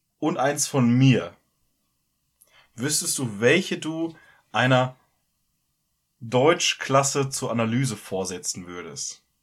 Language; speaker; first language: German; native; German